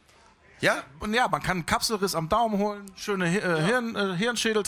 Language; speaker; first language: German; native; German